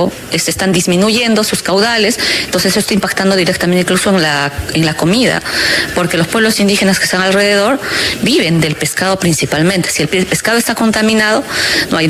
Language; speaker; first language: Spanish; native; Spanish